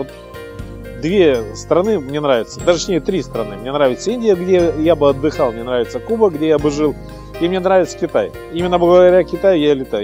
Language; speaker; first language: Russian; native; Russian